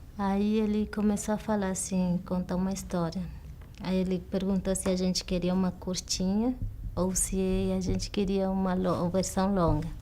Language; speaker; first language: Portuguese; non-native, local second language; Guarani